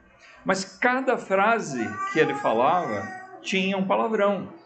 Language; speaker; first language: Portuguese; native; Portuguese